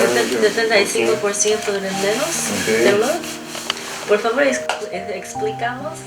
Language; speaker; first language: Spanish; non-native, learner; Korean